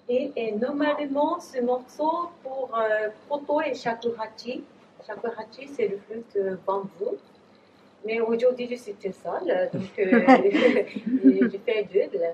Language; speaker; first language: French; non-native, learner; Japanese